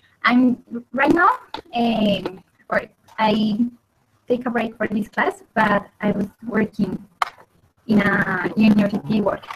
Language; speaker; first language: English; non-native, learner; Spanish